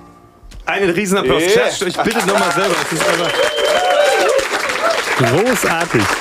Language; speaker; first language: German; native; German